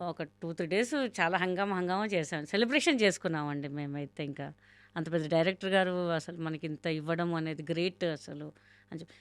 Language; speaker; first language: Telugu; non-native, local second language; Hindi